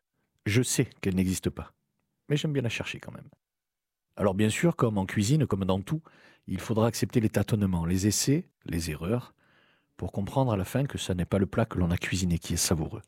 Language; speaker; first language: French; native; French